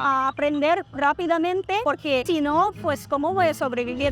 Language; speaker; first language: Spanish; non-native, fluent; Filipino